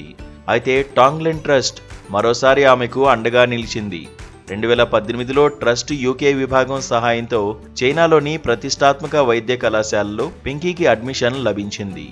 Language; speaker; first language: Telugu; native; Telugu